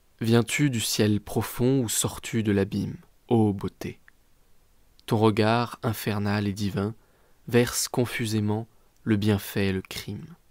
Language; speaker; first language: French; native; French